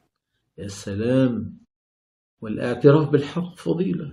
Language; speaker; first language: Arabic; native; Arabic